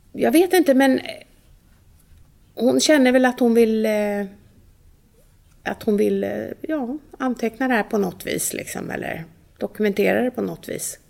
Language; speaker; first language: Swedish; native; Swedish